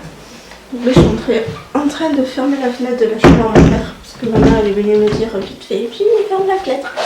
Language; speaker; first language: French; native; French